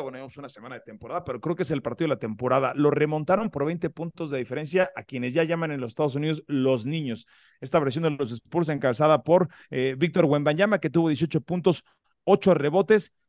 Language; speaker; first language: Spanish; native; Spanish